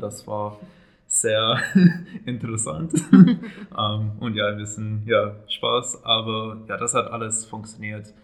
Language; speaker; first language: German; non-native, fluent; English